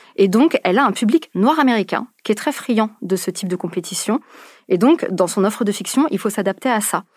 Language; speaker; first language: French; native; French